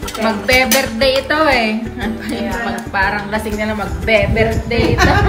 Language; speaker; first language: Filipino; non-native, local second language; Iloko